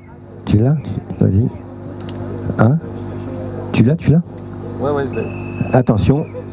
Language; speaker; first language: French; native; French